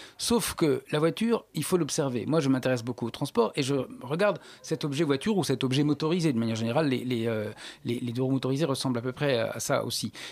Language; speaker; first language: French; native; French